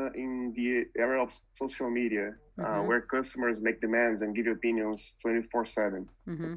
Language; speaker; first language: English; non-native, fluent; Portuguese